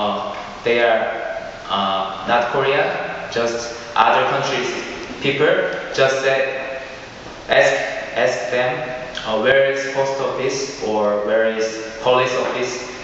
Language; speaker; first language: English; non-native, learner; Korean